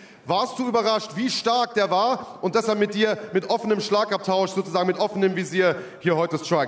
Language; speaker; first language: German; native; German